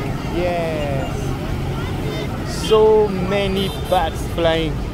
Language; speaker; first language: English; non-native, fluent; French